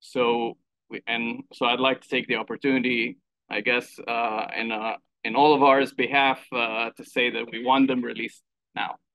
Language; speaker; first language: English; non-native, fluent; Hebrew